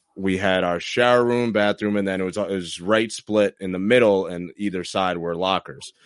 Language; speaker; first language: English; native; English